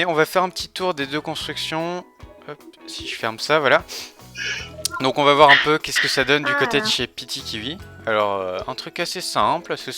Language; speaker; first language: French; native; French